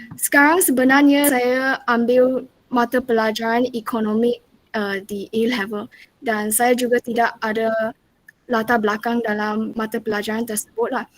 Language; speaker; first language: Malay; non-native, local second language; Chinese